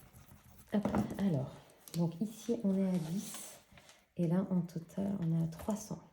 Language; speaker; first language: French; native; French